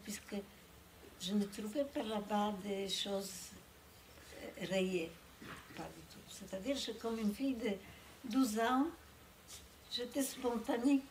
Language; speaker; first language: French; non-native, fluent; Polish